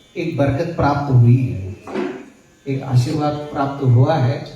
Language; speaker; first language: Hindi; non-native, local second language; Marathi